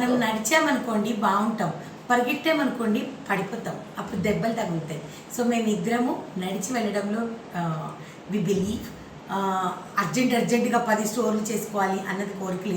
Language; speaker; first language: Telugu; native; Telugu